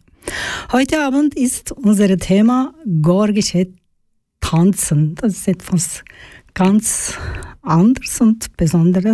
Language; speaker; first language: German; non-native, learner; Georgian